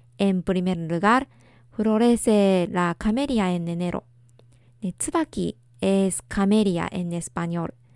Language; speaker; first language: Spanish; non-native, fluent; Japanese